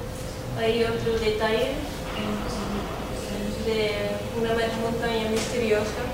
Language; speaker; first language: Spanish; non-native, fluent; Dutch